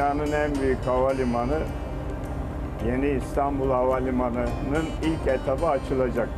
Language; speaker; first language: Turkish; native; Turkish